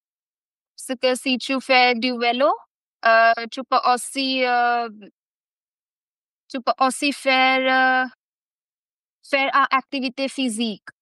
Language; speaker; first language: French; non-native, fluent; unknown